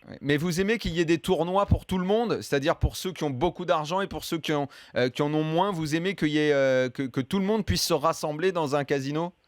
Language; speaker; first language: French; native; French